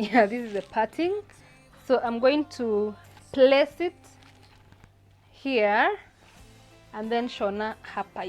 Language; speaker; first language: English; non-native, local second language; Swahili